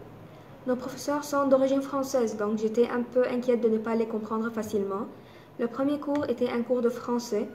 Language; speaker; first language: French; non-native, fluent; Arabic